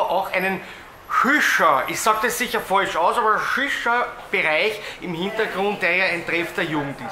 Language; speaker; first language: German; native; German